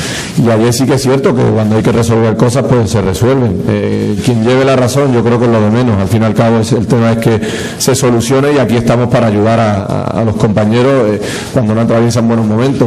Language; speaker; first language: Spanish; native; Spanish